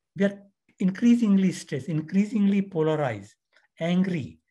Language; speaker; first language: English; non-native, local second language; Marathi